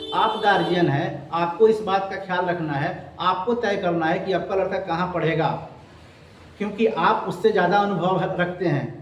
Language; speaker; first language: Hindi; native; Hindi